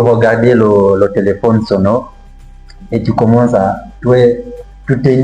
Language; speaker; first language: French; non-native, learner; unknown